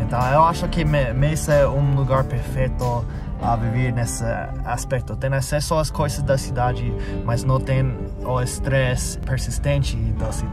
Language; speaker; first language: Portuguese; non-native, fluent; English